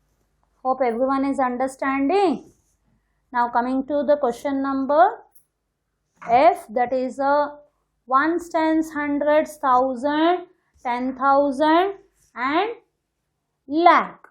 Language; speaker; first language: English; non-native, local second language; Hindi